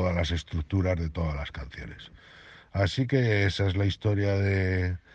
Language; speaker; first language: Spanish; native; Spanish